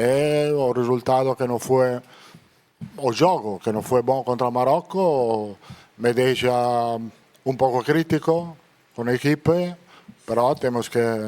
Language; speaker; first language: Portuguese; non-native, learner; Italian